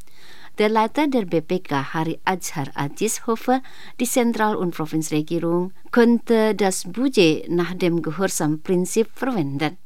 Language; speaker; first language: German; non-native, fluent; Indonesian